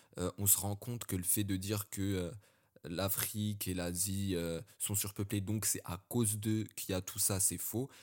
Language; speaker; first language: French; early bilingual, other home language; Arabic